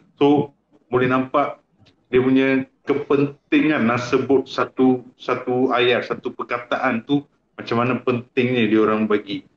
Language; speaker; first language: Malay; non-native, local second language; Tamil